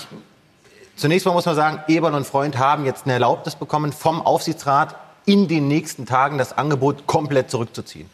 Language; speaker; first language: German; native; German